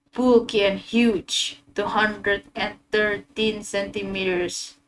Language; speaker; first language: English; non-native, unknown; Indonesian